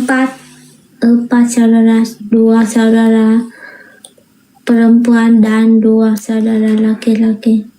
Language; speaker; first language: Indonesian; non-native, learner; Vietnamese